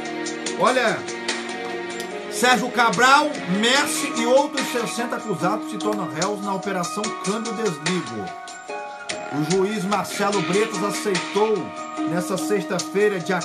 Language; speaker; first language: Portuguese; native; Portuguese